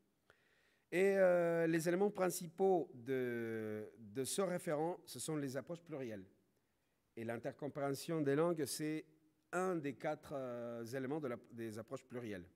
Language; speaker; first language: French; non-native, fluent; Spanish